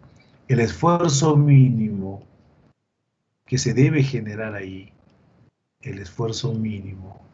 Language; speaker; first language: Spanish; native; Spanish